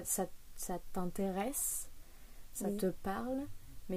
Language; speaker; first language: French; native; French